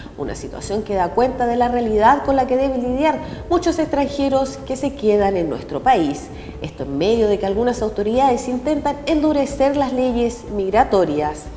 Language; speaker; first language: Spanish; native; Spanish